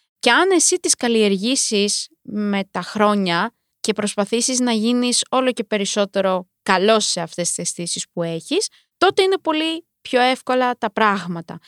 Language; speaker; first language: Greek; early bilingual, other home language; Romanian